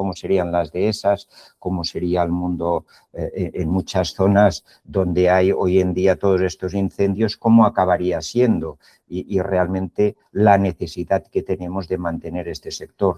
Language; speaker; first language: Spanish; native; Spanish